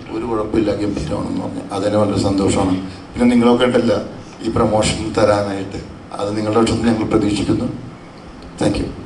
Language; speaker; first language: Malayalam; native; Malayalam